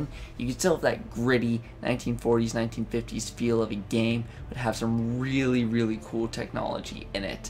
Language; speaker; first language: English; native; English